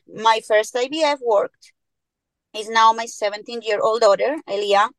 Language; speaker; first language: English; non-native, fluent; Spanish